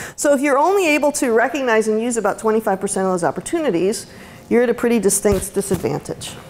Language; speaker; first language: English; native; English